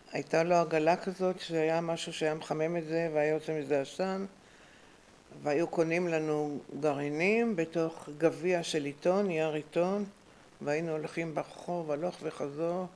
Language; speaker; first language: Hebrew; native; Hebrew